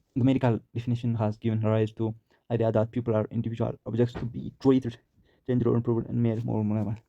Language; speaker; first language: English; non-native, local second language; Amharic